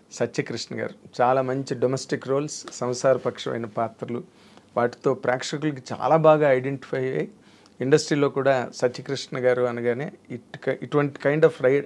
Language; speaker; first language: Telugu; native; Telugu